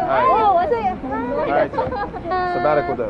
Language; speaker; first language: Japanese; non-native, learner; English